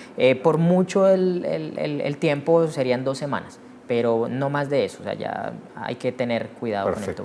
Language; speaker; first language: Spanish; native; Spanish